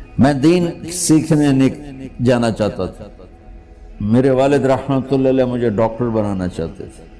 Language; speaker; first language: Urdu; non-native, local second language; Punjabi